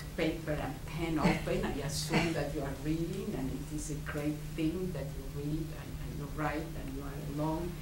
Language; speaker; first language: English; non-native, fluent; Spanish